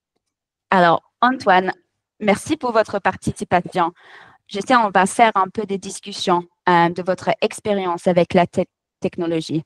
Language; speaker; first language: French; non-native, fluent; English